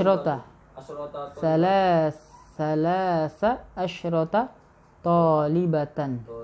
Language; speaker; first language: Arabic; non-native, fluent; Indonesian